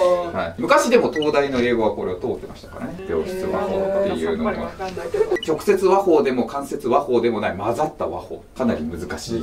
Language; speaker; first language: Japanese; native; Japanese